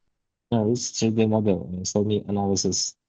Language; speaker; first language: English; non-native, learner; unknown